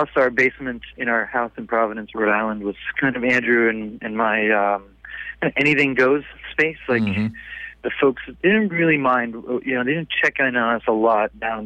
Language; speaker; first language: English; native; English